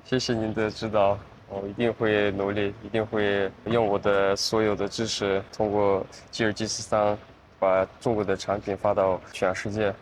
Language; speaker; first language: Chinese; early bilingual, heritage; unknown